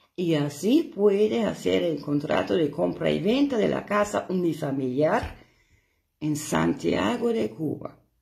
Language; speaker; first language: Spanish; non-native, fluent; German